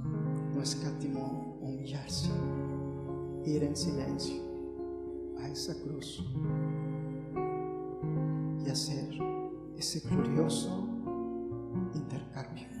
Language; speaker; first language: Spanish; native; Spanish